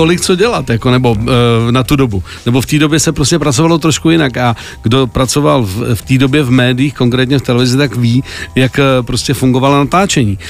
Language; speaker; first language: Czech; native; Czech